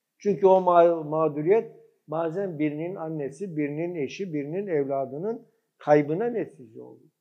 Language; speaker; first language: Turkish; early bilingual, heritage; Turkish